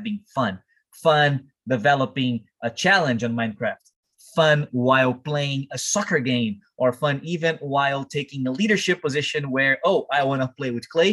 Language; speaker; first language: English; non-native, fluent; Portuguese